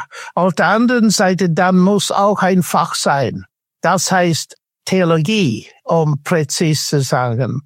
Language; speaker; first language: German; non-native, fluent; English